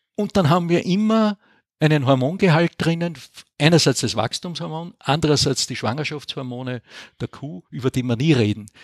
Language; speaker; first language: German; native; German